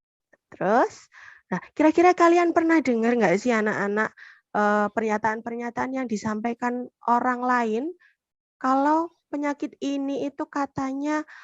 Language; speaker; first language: Indonesian; native; Indonesian